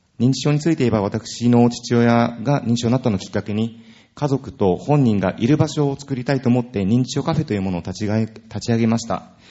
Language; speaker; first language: Japanese; native; Japanese